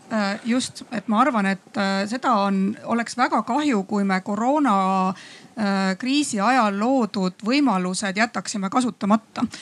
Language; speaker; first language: Estonian; native; Estonian